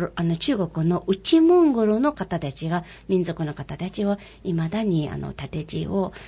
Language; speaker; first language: Japanese; non-native, fluent; Mongolian